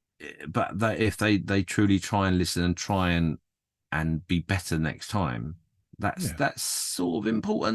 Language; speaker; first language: English; native; English